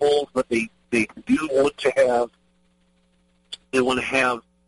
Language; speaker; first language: English; native; English